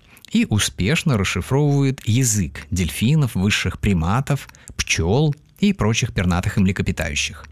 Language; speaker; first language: Russian; native; Russian